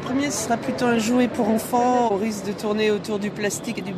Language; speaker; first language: French; native; French